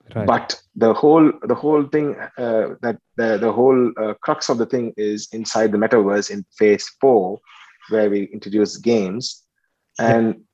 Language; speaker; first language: English; non-native, local second language; Tamil